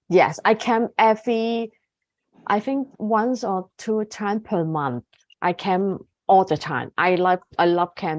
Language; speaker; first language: English; non-native, fluent; Cantonese